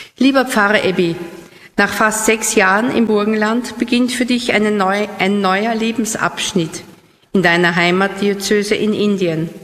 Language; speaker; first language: German; native; German